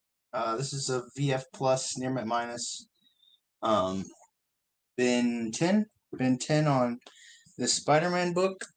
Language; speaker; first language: English; native; English